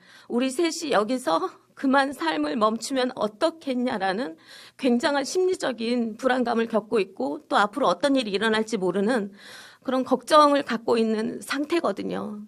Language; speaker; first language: Korean; native; Korean